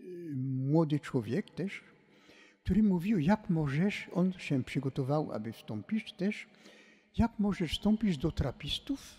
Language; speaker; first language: Polish; non-native, fluent; French